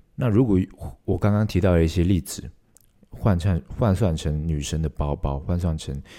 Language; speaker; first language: Chinese; non-native, local second language; Cantonese